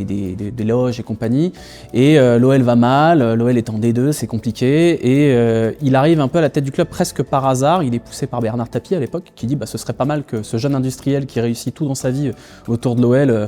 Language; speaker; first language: French; native; French